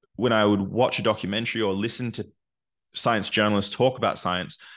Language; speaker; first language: English; native; English